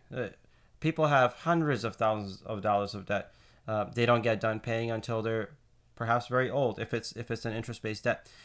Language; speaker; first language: English; native; English